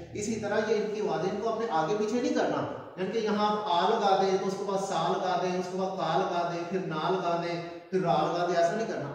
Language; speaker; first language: Urdu; non-native, local second language; Punjabi